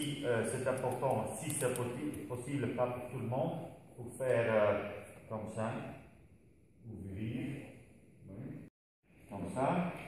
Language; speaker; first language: French; non-native, learner; Dutch